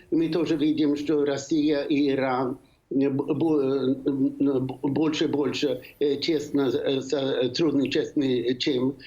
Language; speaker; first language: Russian; non-native, fluent; Swedish